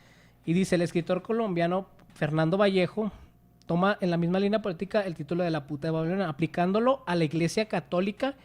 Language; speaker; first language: Spanish; native; Spanish